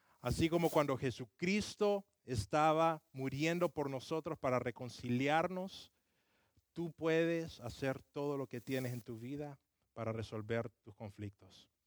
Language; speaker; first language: Spanish; early bilingual, other home language; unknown